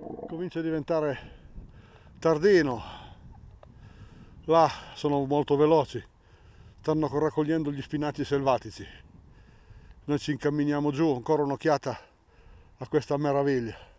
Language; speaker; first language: Italian; native; Italian